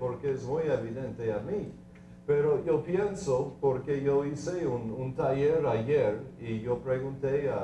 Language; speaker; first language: Spanish; non-native, fluent; English